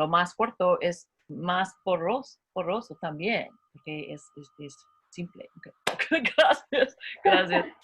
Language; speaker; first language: Spanish; non-native, learner; English